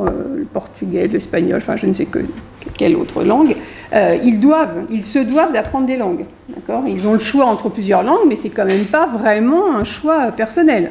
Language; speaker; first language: French; native; French